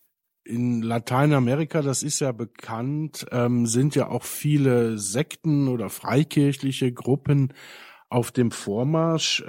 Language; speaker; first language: German; native; German